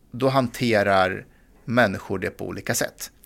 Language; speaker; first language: Swedish; early bilingual, other home language; Persian